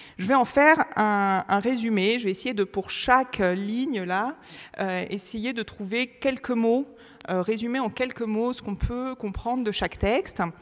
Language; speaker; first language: French; native; French